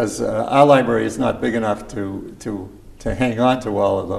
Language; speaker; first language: English; native; English